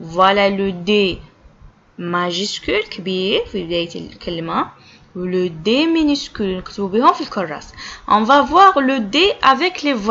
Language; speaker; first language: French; non-native, local second language; Arabic